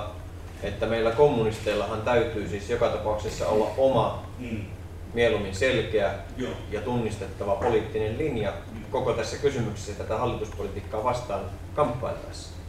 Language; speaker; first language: Finnish; native; Finnish